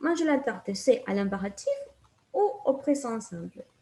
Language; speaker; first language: French; non-native, fluent; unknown